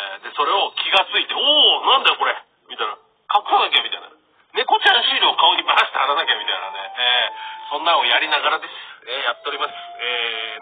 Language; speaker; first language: Japanese; native; Japanese